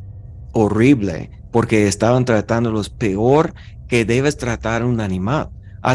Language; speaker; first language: Spanish; non-native, fluent; English